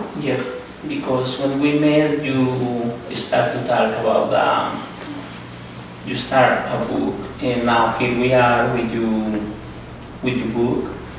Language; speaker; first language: English; non-native, fluent; Spanish